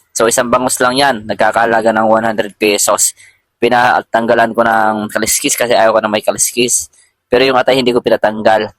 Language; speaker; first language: Filipino; non-native, local second language; Bikol